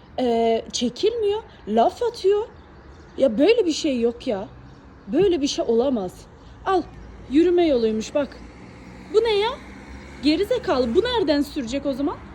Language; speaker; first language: Turkish; early bilingual, heritage; Turkish